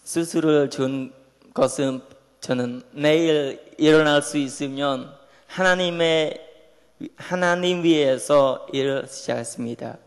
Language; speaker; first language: Korean; non-native, learner; Khmer